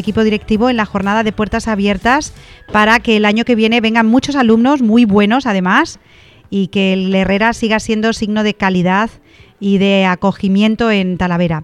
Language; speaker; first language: Spanish; native; Spanish